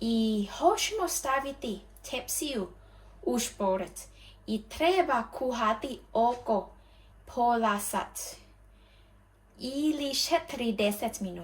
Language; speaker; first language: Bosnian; non-native, learner; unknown